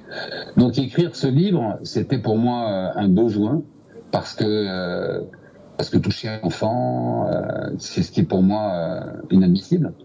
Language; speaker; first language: French; native; French